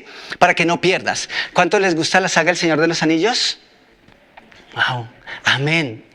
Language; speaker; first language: Spanish; native; Spanish